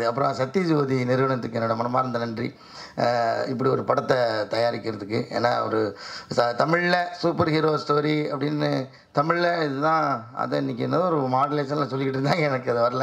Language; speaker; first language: Tamil; native; Tamil